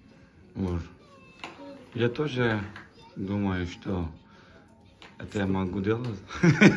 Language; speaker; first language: Russian; non-native, learner; Turkish